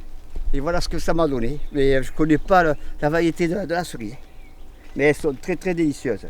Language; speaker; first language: French; native; French